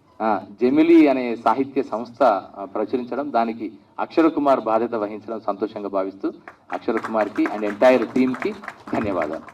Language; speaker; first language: Telugu; native; Telugu